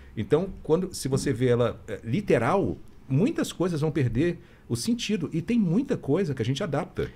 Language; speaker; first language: Portuguese; native; Portuguese